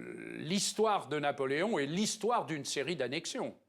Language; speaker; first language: French; native; French